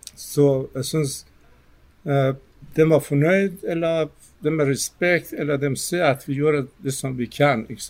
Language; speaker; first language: Norwegian; non-native, fluent; Persian